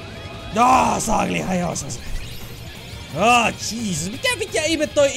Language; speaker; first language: Finnish; native; Finnish